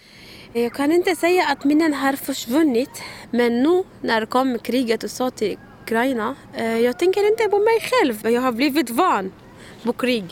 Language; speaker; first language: Swedish; non-native, learner; Arabic